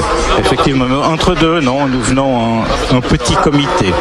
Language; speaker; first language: French; native; French